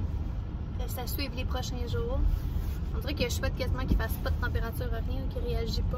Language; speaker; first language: French; native; French